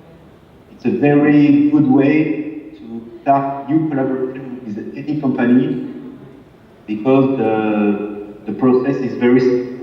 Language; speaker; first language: English; non-native, fluent; French